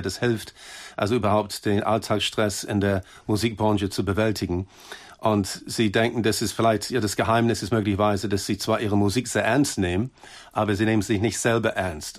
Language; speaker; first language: German; non-native, fluent; English